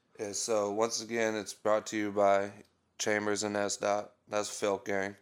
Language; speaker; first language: English; native; English